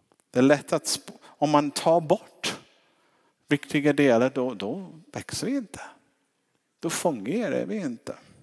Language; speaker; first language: Swedish; non-native, fluent; English